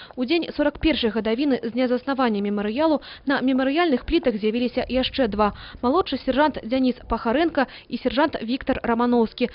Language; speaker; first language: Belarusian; non-native, local second language; Russian